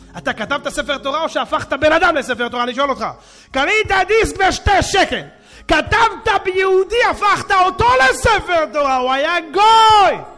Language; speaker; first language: Hebrew; native; Hebrew